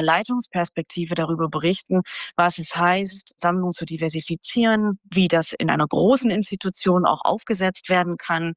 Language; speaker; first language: German; native; German